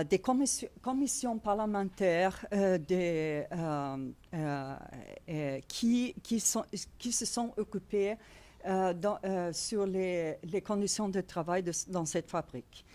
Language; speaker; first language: French; non-native, fluent; Portuguese